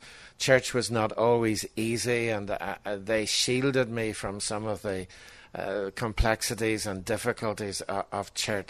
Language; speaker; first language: English; native; English